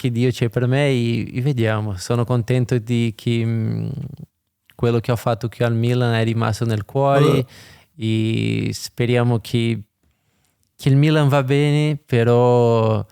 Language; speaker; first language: Italian; non-native, fluent; Portuguese